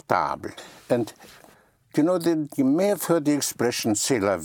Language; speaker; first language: English; non-native, fluent; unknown